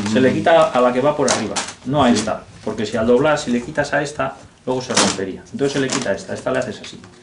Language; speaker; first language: Spanish; native; Spanish